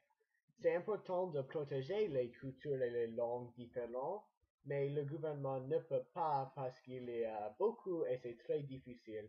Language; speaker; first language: French; non-native, learner; English